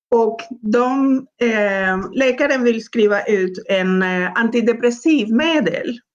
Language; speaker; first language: Swedish; non-native, fluent; Spanish